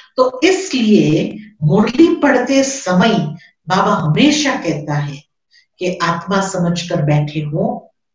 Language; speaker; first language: Hindi; non-native, local second language; Gujarati